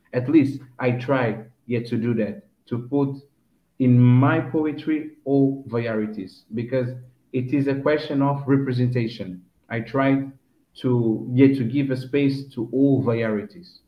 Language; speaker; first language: English; non-native, fluent; Kabuverdianu